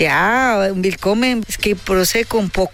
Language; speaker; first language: German; non-native, learner; Spanish